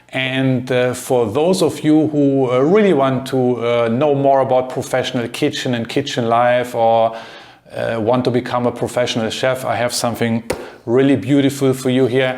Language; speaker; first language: English; non-native, fluent; German